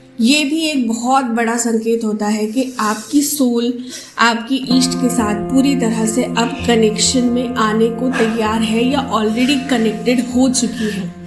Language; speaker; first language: Hindi; non-native, local second language; Bangla